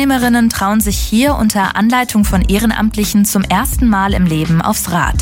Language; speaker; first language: German; native; German